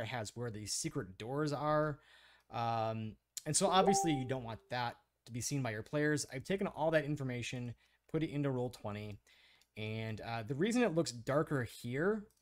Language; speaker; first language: English; native; English